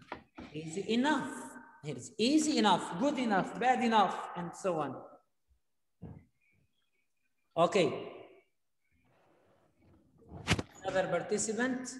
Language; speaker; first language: English; non-native, fluent; Arabic